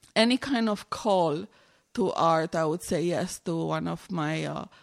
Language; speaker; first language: English; non-native, fluent; Romanian